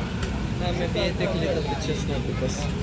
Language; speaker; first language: English; non-native, learner; Russian